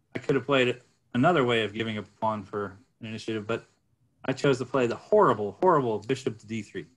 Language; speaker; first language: English; native; English